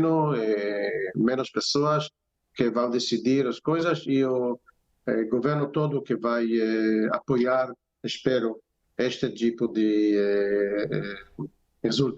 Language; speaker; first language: Portuguese; non-native, fluent; Hebrew